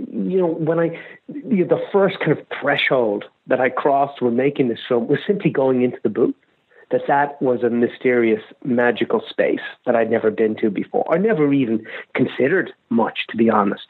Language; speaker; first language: English; native; English